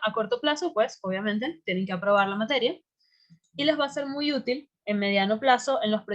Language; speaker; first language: Spanish; native; Spanish